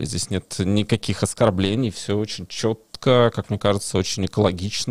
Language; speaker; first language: Russian; native; Russian